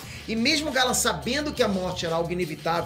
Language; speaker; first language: Portuguese; native; Portuguese